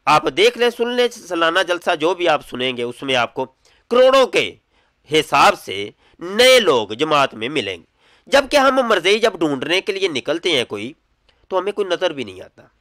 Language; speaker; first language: Urdu; non-native, local second language; Punjabi